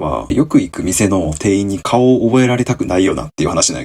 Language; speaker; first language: Japanese; native; Japanese